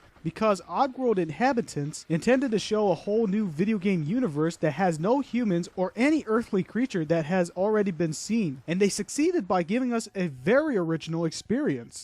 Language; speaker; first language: English; non-native, fluent; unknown